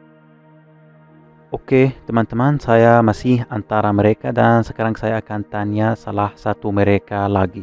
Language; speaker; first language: Indonesian; non-native, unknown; Arabic